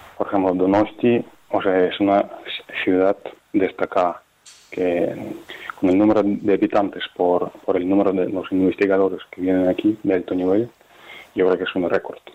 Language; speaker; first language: Spanish; non-native, fluent; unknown